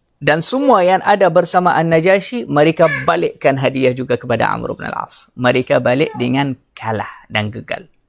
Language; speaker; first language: Malay; non-native, fluent; Arabic